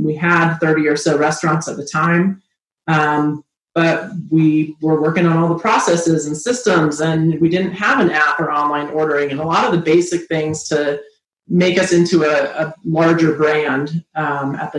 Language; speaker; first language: English; native; English